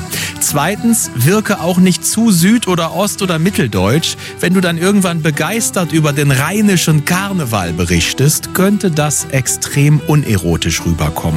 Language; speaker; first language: German; native; German